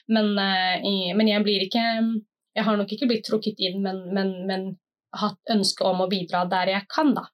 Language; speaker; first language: Norwegian; early bilingual, other home language; Somali